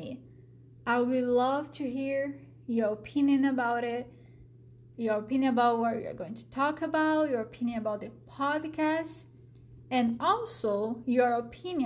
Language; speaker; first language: English; non-native, fluent; Portuguese